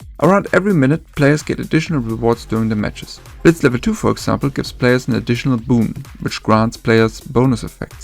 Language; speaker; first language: English; non-native, fluent; German